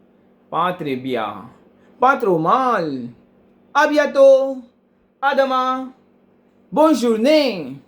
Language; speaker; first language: French; non-native, fluent; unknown